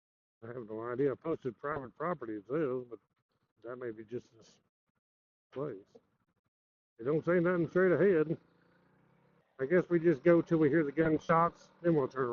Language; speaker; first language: English; native; English